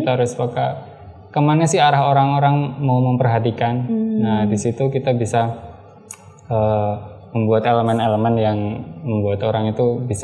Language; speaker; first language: Indonesian; native; Indonesian